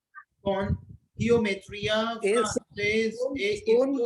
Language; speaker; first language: Spanish; non-native, fluent; Hindi